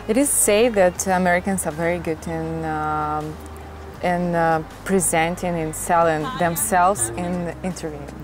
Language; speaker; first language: English; non-native, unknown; Russian